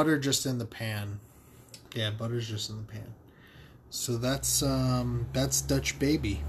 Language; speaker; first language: English; native; English